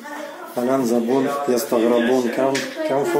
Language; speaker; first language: Arabic; non-native, learner; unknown